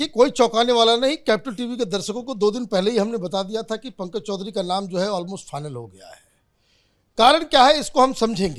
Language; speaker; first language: Hindi; native; Hindi